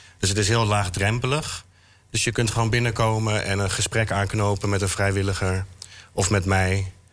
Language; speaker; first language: Dutch; native; Dutch